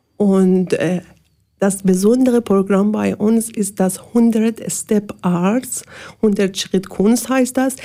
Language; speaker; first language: German; non-native, learner; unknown